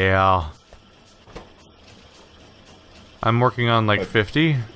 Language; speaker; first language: English; native; English